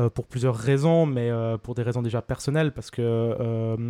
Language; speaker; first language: French; early bilingual, other home language; Spanish